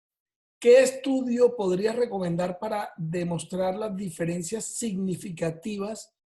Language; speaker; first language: Spanish; native; Spanish